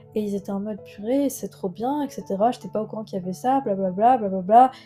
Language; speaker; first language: French; non-native, local second language; Arabic